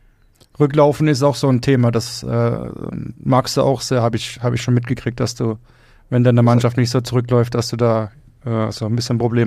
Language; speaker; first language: German; native; German